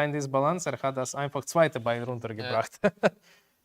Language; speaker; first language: German; non-native, learner; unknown